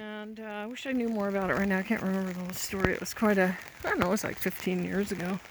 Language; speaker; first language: English; native; English